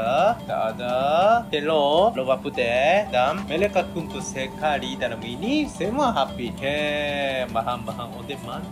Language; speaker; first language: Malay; non-native, learner; Japanese